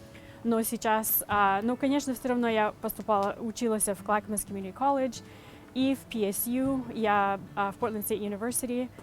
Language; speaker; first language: Russian; early bilingual, heritage; Russian